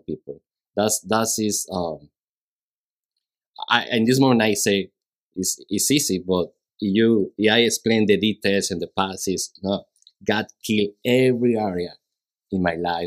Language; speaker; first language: English; non-native, learner; Spanish